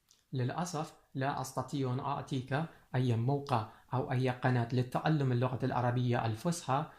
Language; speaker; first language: Arabic; non-native, fluent; Persian